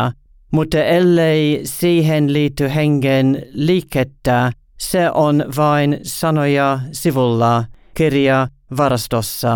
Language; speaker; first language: Finnish; non-native, learner; English